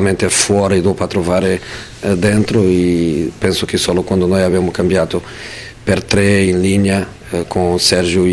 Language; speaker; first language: Italian; non-native, fluent; Portuguese